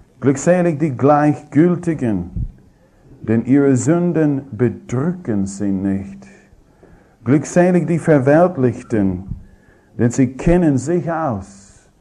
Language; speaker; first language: German; non-native, fluent; English